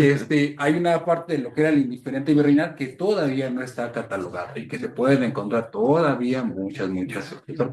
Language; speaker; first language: Spanish; native; Spanish